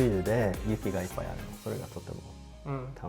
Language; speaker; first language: Japanese; non-native, fluent; Swedish